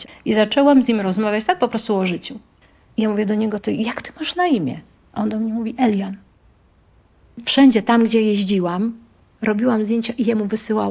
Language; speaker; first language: Polish; native; Polish